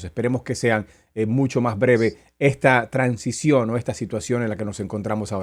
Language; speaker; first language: Spanish; native; Spanish